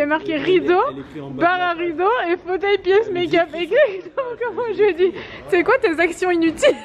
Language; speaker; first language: French; native; French